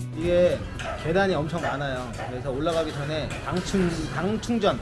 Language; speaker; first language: Korean; native; Korean